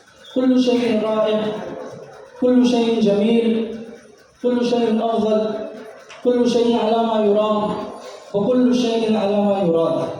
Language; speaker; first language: Arabic; non-native, fluent; Urdu